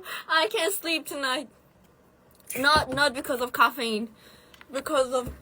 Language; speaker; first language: English; non-native, fluent; Italian